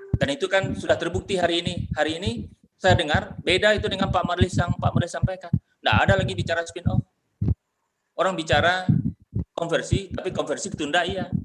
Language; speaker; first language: Indonesian; non-native, local second language; Minangkabau